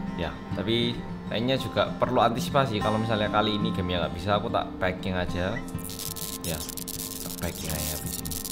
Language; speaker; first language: Indonesian; early bilingual, other home language; Korean